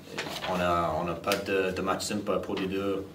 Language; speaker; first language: French; non-native, fluent; English